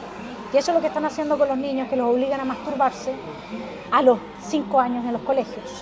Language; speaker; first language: Spanish; native; Spanish